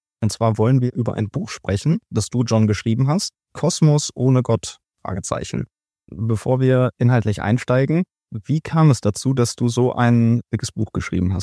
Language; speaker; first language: German; native; German